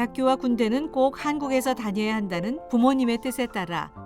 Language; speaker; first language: Korean; native; Korean